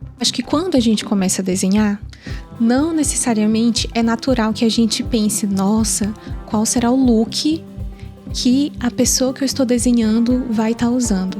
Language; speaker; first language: Portuguese; native; Portuguese